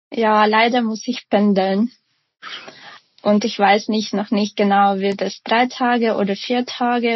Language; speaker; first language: German; non-native, fluent; Ukrainian